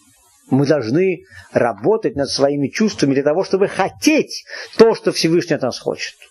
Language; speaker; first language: Russian; native; Russian